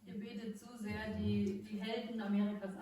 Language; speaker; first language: German; native; German